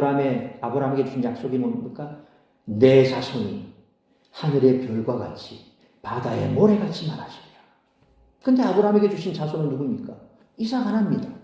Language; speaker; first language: Korean; native; Korean